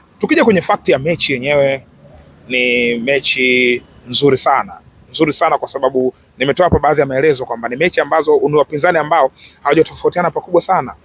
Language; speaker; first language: Swahili; native; Swahili